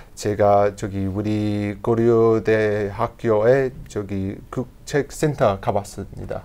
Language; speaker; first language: Korean; non-native, learner; English